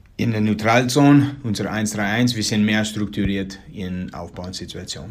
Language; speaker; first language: German; non-native, learner; English